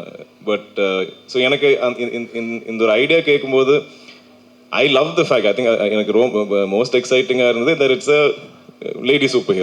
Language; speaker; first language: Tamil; non-native, local second language; Malayalam